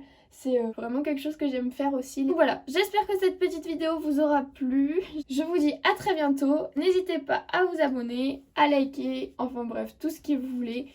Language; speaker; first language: French; native; French